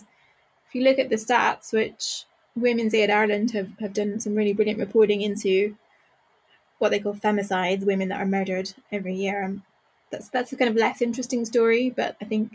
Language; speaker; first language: English; native; English